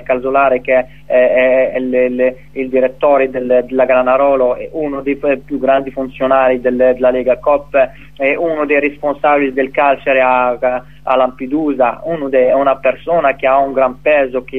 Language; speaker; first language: Italian; non-native, fluent; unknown